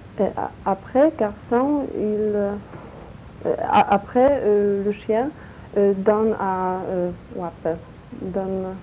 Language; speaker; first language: French; non-native, learner; Polish